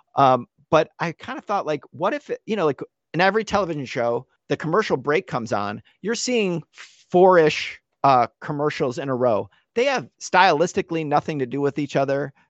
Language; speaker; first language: English; native; English